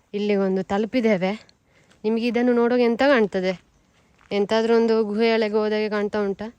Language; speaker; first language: Kannada; native; Kannada